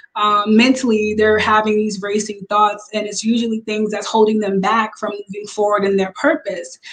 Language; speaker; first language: English; native; English